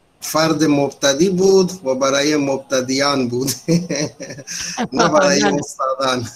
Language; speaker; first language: Persian; non-native, fluent; Urdu